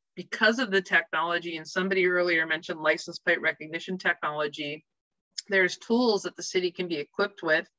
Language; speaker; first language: English; native; English